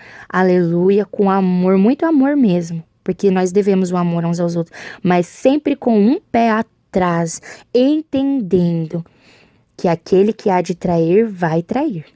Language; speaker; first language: Portuguese; native; Portuguese